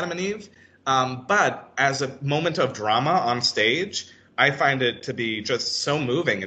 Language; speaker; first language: English; native; English